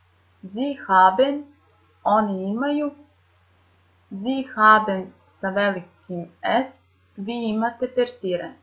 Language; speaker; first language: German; non-native, fluent; Serbian